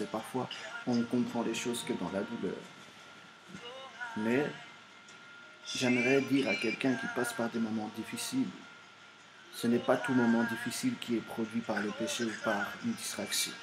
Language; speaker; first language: French; native; French